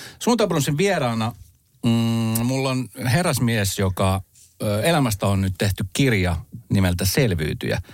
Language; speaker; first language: Finnish; native; Finnish